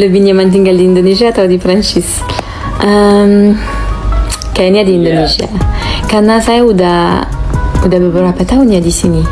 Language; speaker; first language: Indonesian; non-native, fluent; French